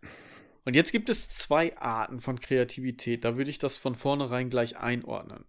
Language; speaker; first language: German; native; German